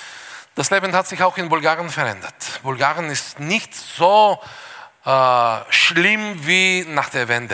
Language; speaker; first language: German; non-native, fluent; Bulgarian